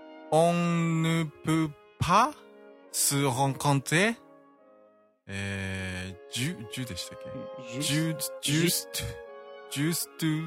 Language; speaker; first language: French; non-native, learner; Japanese